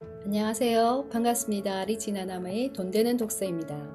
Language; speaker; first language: Korean; native; Korean